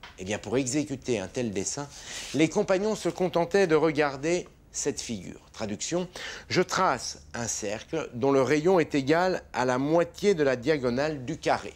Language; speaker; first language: French; native; French